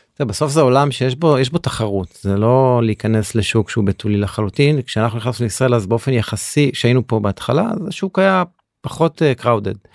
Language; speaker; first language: Hebrew; native; Hebrew